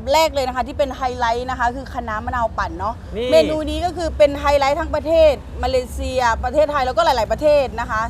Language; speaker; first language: Thai; native; Thai